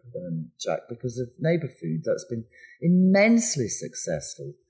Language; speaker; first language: English; native; English